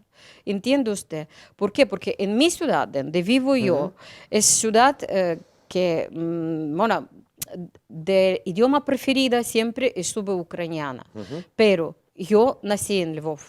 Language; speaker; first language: Spanish; non-native, learner; Ukrainian